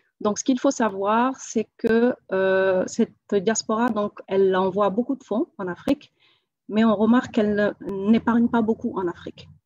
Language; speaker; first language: French; non-native, local second language; Wolof